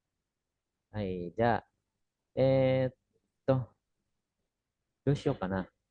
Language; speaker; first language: Japanese; non-native, fluent; Indonesian